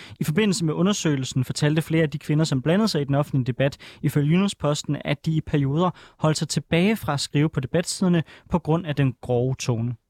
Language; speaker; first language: Danish; native; Danish